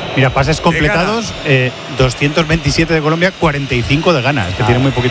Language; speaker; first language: Spanish; native; Spanish